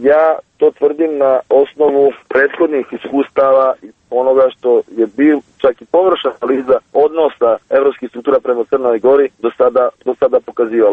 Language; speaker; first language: Serbian; native; Serbian